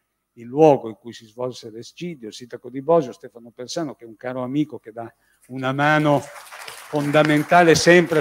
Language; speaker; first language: Italian; native; Italian